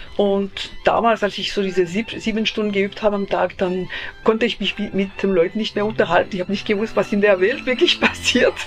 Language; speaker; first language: German; non-native, local second language; French